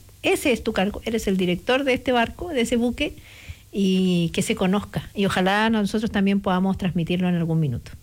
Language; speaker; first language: Spanish; native; Spanish